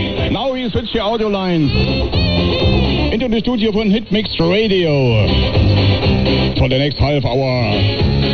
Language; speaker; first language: English; non-native, learner; German